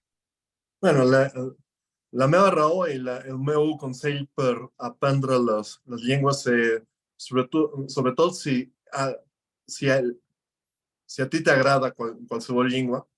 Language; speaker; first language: Catalan; non-native, fluent; Spanish